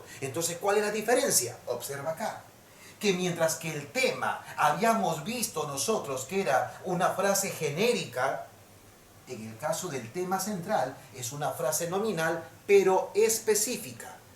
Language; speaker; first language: Spanish; native; Spanish